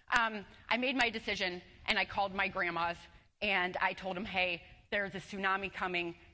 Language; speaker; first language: English; native; English